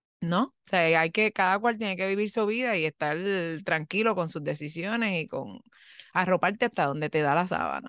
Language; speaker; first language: Spanish; early bilingual, heritage; Spanish